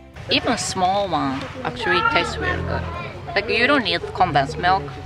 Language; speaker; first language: English; non-native, fluent; Japanese